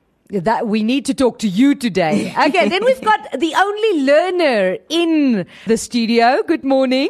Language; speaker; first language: English; non-native, local second language; Afrikaans